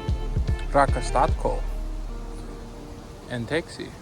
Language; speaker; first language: Finnish; non-native, learner; English